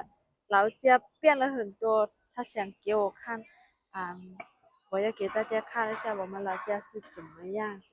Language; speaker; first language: Chinese; non-native, learner; Lao